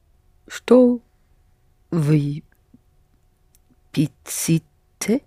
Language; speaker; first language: Russian; non-native, learner; English